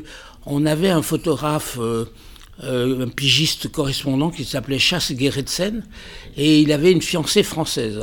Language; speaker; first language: French; native; French